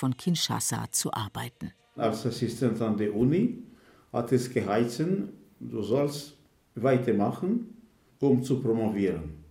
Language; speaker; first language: German; non-native, fluent; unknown